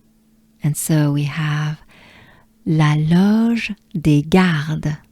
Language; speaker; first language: French; native; French